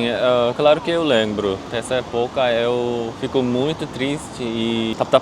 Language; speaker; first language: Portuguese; non-native, learner; Korean